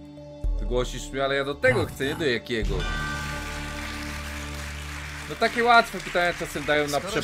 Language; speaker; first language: Polish; native; Polish